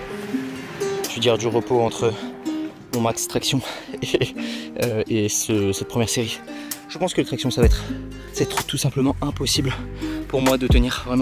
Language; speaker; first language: French; native; French